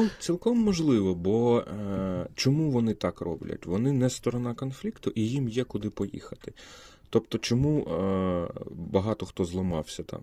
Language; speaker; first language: Ukrainian; non-native, local second language; Russian